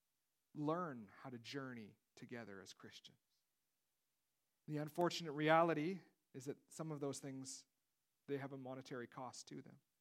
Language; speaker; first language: English; native; English